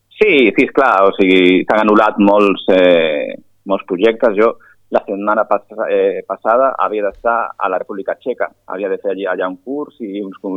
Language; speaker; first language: Catalan; non-native, local second language; Galician